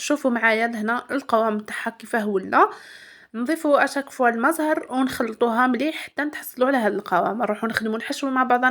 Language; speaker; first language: Arabic; native; Arabic